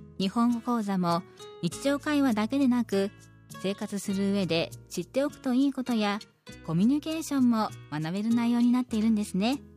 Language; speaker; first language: Japanese; native; Japanese